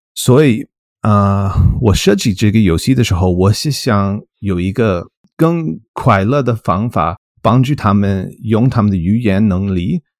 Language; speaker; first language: Chinese; non-native, fluent; English